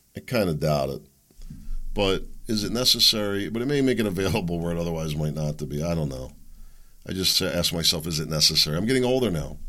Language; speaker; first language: English; early bilingual, other home language; German